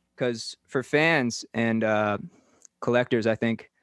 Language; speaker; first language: English; native; English